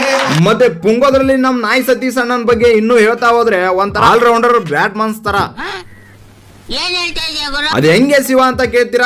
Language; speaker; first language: Kannada; native; Kannada